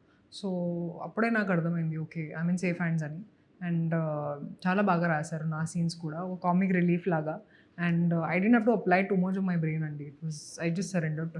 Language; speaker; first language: Telugu; non-native, local second language; Hindi